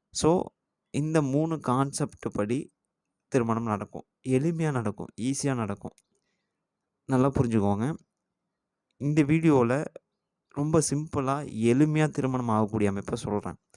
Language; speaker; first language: Tamil; native; Tamil